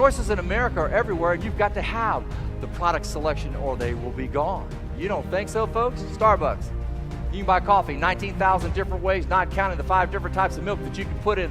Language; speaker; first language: English; native; English